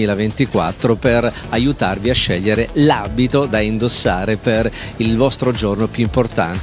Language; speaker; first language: Italian; native; Italian